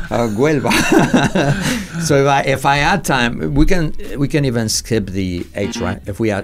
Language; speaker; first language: English; non-native, fluent; Spanish